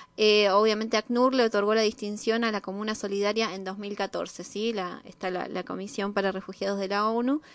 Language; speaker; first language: Spanish; native; Spanish